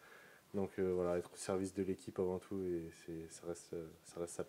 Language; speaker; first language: French; native; French